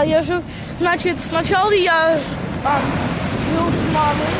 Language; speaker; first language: Russian; early bilingual, heritage; Russian